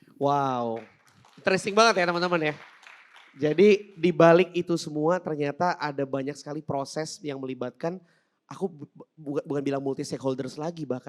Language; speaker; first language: Indonesian; native; Indonesian